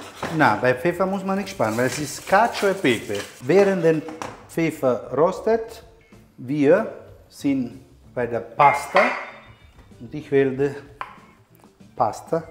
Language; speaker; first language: German; non-native, fluent; Italian